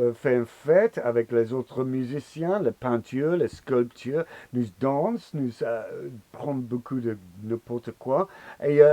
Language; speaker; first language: French; non-native, learner; English